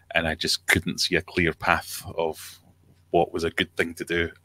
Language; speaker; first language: English; native; English